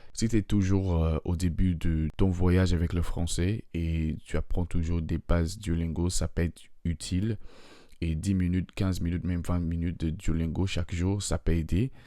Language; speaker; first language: French; non-native, fluent; English